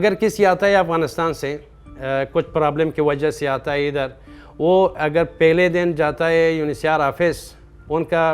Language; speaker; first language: Hindi; non-native, fluent; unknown